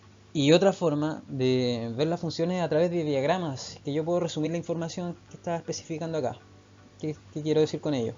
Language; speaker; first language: Spanish; native; Spanish